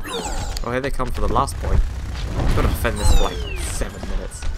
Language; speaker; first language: English; native; English